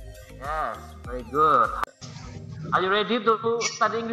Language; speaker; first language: English; non-native, learner; Indonesian